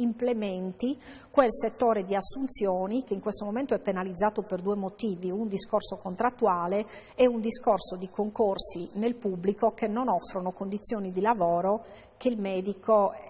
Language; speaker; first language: Italian; native; Italian